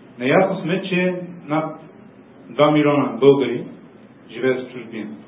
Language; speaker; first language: Bulgarian; native; Bulgarian